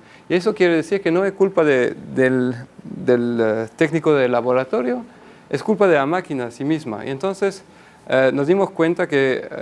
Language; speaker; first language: Spanish; non-native, fluent; French